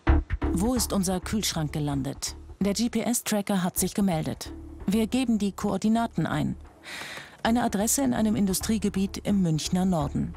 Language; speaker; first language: German; native; German